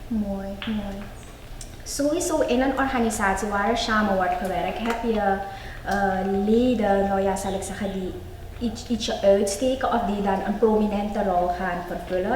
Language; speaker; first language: Dutch; native; Dutch